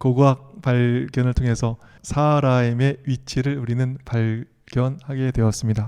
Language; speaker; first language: Korean; native; Korean